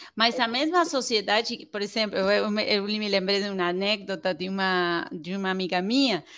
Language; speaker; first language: Portuguese; non-native, fluent; Spanish